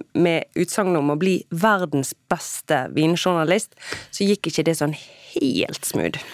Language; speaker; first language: Norwegian; native; Norwegian